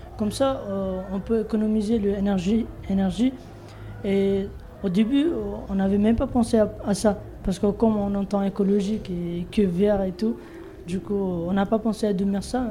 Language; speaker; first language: French; non-native, learner; Bangla